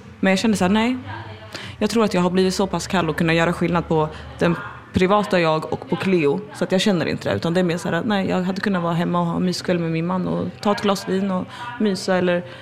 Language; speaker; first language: Swedish; native; Swedish